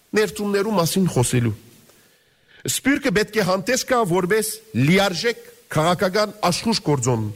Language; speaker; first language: Armenian; early bilingual, heritage; Armenian